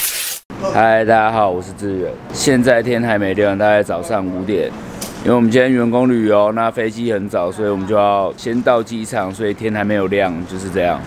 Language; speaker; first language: Chinese; native; Chinese